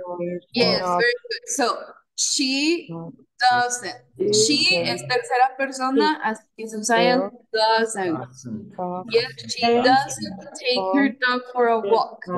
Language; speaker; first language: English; non-native, fluent; Spanish